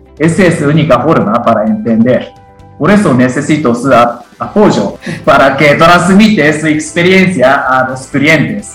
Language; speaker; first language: Spanish; non-native, fluent; Japanese